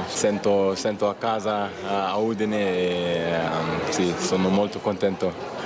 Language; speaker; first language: Italian; non-native, learner; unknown